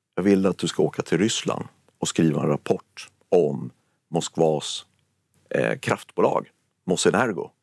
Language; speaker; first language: Swedish; native; Swedish